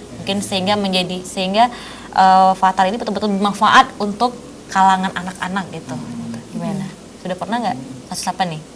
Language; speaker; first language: Indonesian; native; Indonesian